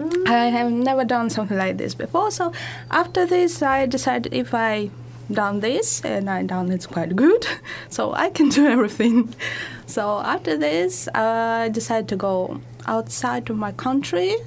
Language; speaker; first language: English; non-native, learner; Russian